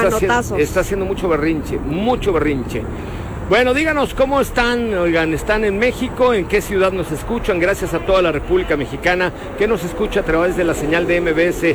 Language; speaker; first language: Spanish; native; Spanish